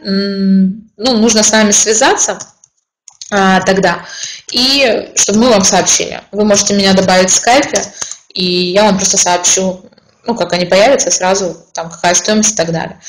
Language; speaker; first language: Russian; native; Russian